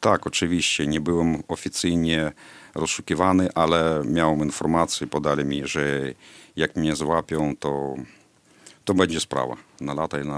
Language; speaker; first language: Polish; non-native, fluent; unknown